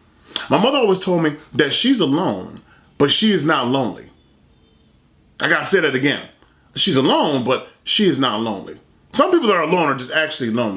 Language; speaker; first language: English; native; English